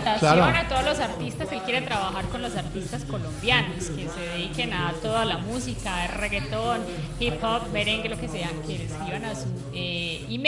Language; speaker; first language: Spanish; native; Spanish